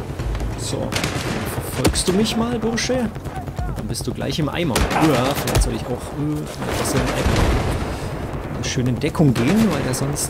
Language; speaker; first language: German; native; German